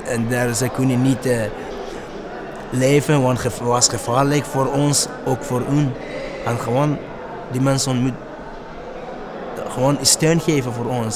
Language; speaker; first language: Dutch; non-native, learner; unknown